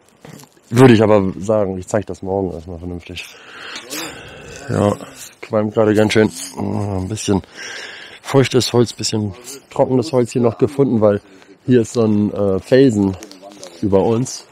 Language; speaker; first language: German; native; German